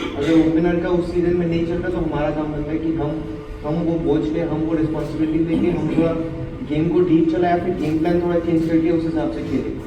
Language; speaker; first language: Hindi; non-native, local second language; Assamese